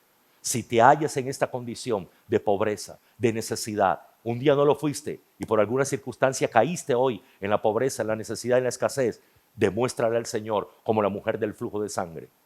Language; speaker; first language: Spanish; native; Spanish